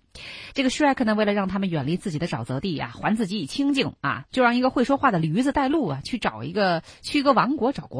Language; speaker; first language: Chinese; native; Chinese